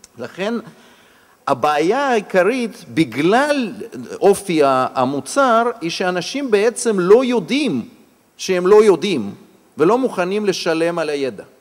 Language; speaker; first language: Hebrew; non-native, fluent; Russian